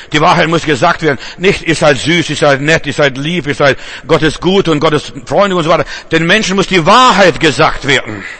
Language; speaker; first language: German; non-native, fluent; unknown